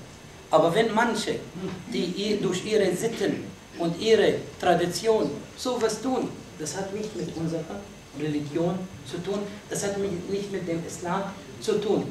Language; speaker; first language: German; non-native, fluent; Arabic